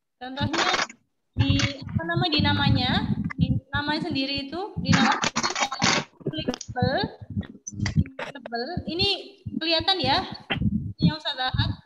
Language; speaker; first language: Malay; non-native, local second language; Javanese